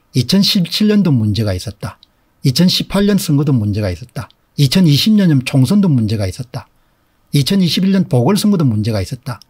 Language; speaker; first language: Korean; native; Korean